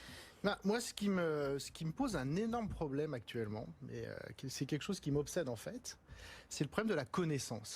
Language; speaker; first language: French; native; French